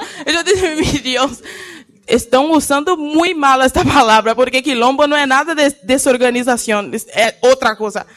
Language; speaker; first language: Spanish; non-native, learner; Portuguese